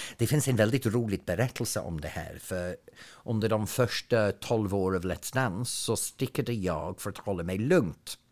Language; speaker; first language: Swedish; non-native, fluent; English